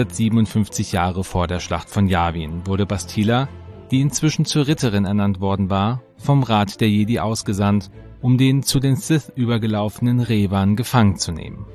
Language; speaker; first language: German; native; German